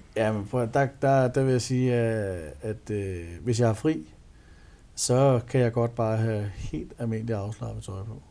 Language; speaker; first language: Danish; native; Danish